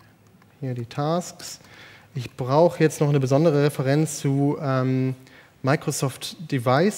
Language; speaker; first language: German; native; German